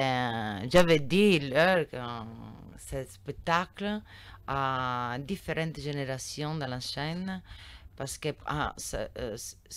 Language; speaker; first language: French; non-native, learner; Italian